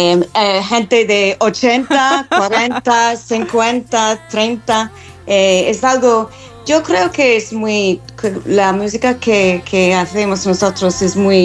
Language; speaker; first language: Spanish; non-native, fluent; English